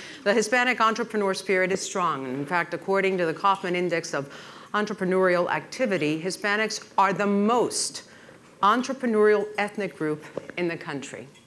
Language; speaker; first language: English; early bilingual, other home language; Spanish